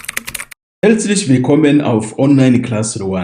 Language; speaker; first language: German; non-native, fluent; Kinyarwanda